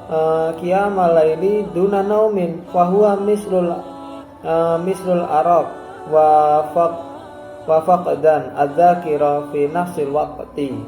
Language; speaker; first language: Arabic; non-native, learner; Indonesian